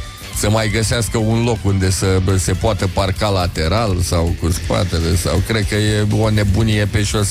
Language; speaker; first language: Romanian; native; Romanian